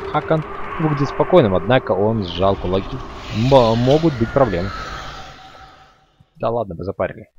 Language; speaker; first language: Russian; native; Russian